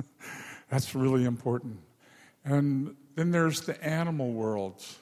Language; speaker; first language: English; native; English